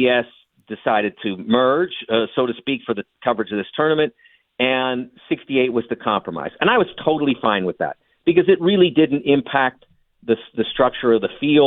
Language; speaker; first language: English; native; English